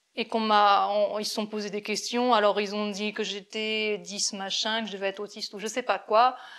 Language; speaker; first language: French; native; French